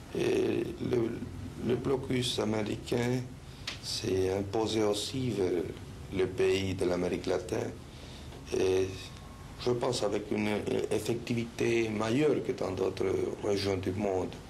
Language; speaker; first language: French; non-native, fluent; Spanish